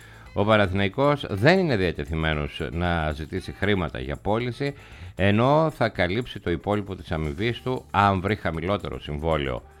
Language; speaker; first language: Greek; native; Greek